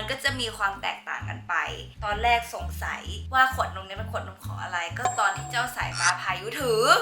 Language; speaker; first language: Thai; native; Thai